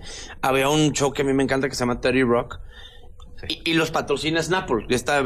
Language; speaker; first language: Spanish; native; Spanish